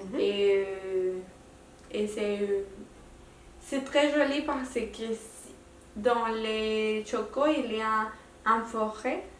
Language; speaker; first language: French; non-native, local second language; Spanish